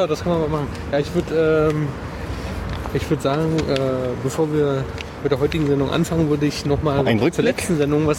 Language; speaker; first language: German; native; German